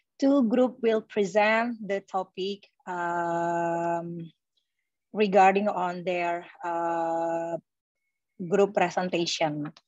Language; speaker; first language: English; non-native, fluent; Indonesian